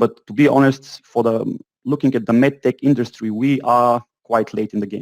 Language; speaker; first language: English; non-native, fluent; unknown